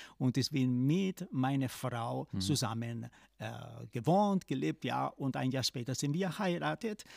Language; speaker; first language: German; non-native, fluent; Spanish